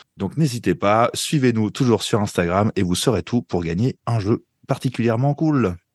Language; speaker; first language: French; native; French